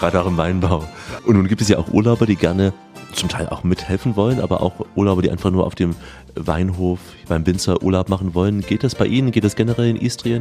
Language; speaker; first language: German; native; German